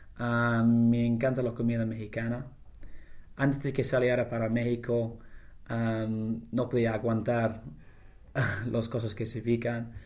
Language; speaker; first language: Spanish; non-native, fluent; English